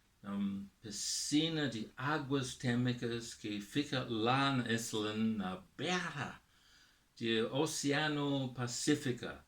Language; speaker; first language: Portuguese; non-native, learner; English